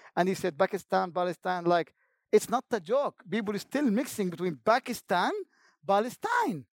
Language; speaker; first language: English; non-native, fluent; Arabic